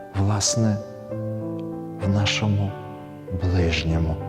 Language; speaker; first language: Ukrainian; native; Ukrainian